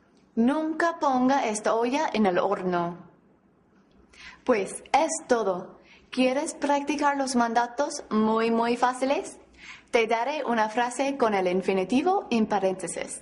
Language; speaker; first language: Spanish; non-native, fluent; English